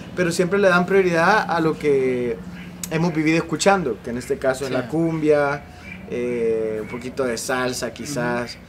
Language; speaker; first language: Spanish; native; Spanish